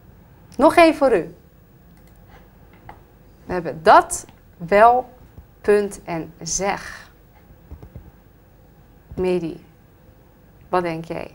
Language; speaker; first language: Dutch; native; Dutch